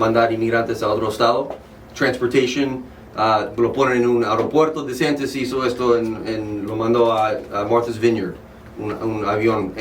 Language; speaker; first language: Spanish; early bilingual, heritage; Spanish